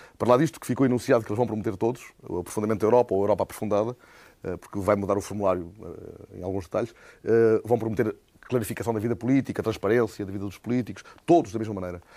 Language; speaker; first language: Portuguese; native; Portuguese